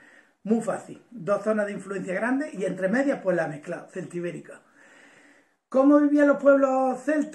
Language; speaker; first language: Spanish; native; Spanish